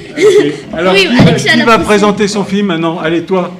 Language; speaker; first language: French; native; French